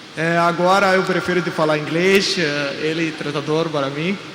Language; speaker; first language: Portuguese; non-native, learner; Arabic